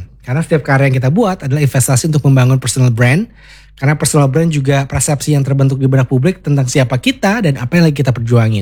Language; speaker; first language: Indonesian; native; Indonesian